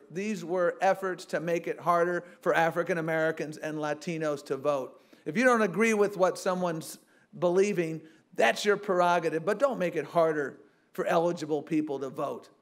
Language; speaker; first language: English; native; English